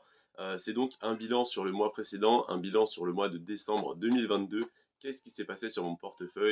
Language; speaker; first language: French; native; French